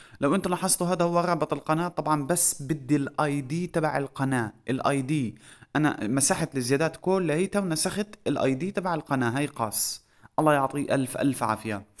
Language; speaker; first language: Arabic; native; Arabic